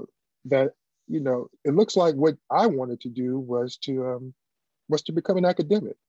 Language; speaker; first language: English; native; English